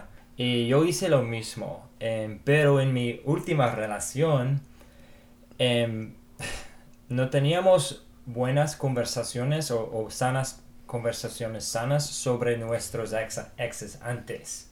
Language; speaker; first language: Spanish; non-native, fluent; English